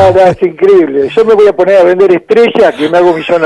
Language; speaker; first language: Spanish; native; Spanish